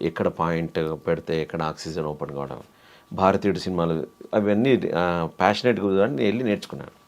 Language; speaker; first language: Telugu; native; Telugu